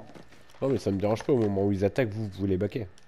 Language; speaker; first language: French; native; French